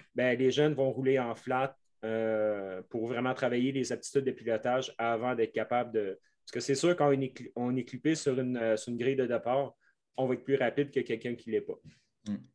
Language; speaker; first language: French; native; French